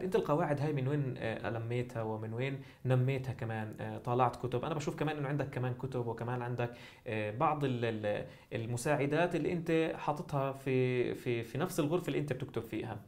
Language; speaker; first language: Arabic; native; Arabic